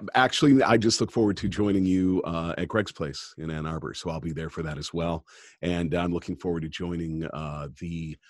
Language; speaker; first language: English; native; English